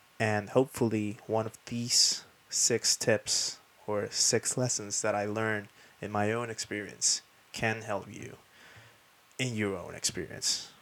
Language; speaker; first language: English; non-native, fluent; Spanish